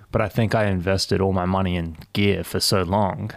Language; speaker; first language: English; native; English